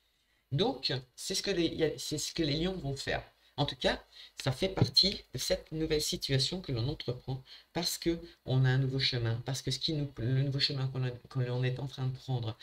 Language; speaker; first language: French; native; French